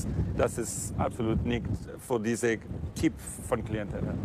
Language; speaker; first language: German; non-native, fluent; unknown